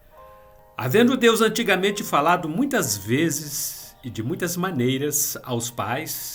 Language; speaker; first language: Portuguese; native; Portuguese